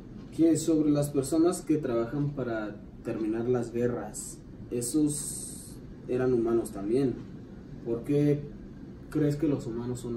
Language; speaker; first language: Spanish; non-native, learner; English